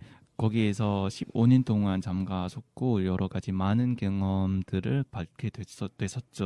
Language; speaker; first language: Korean; non-native, fluent; Vietnamese